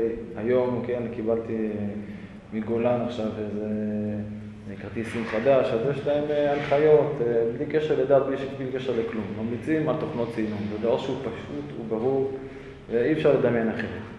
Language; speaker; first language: Hebrew; native; Hebrew